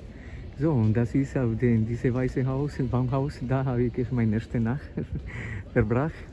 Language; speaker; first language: German; non-native, fluent; Spanish